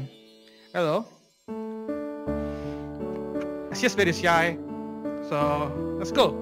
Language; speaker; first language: English; non-native, fluent; Indonesian